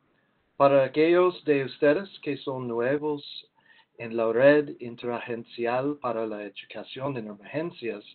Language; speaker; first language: Spanish; non-native, learner; English